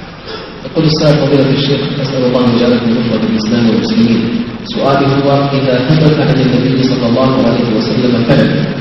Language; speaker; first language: Arabic; native; Arabic